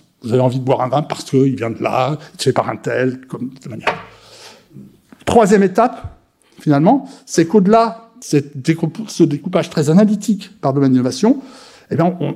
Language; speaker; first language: French; native; French